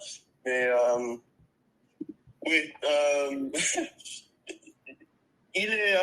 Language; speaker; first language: French; non-native, learner; English